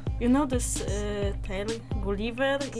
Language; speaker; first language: English; non-native, learner; Polish